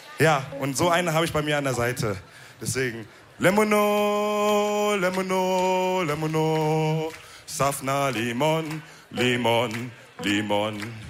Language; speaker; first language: German; early bilingual, other home language; Wolof